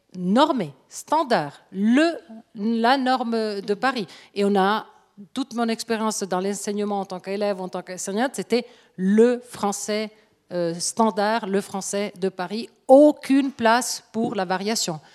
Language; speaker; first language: French; non-native, local second language; Italian